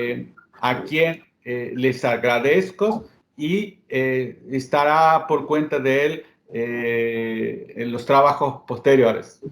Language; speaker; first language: Spanish; native; Spanish